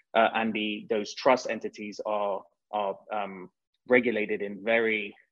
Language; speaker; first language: English; non-native, fluent; French